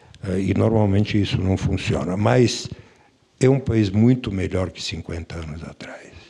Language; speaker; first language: Portuguese; non-native, fluent; Bulgarian